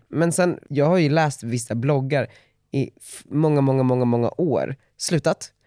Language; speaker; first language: Swedish; native; Swedish